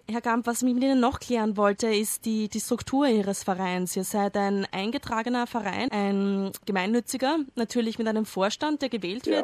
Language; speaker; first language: German; native; German